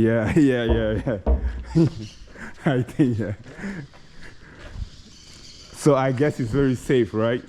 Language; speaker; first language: English; non-native, fluent; French